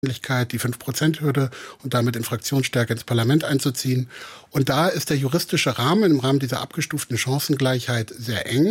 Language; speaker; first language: German; native; German